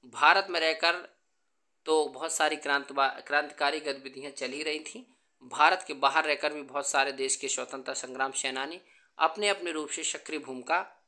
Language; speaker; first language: Hindi; native; Hindi